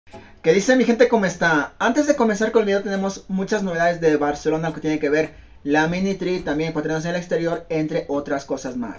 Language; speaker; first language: Spanish; native; Spanish